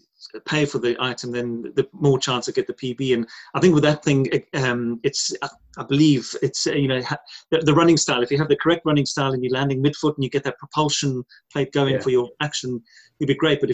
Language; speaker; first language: English; native; English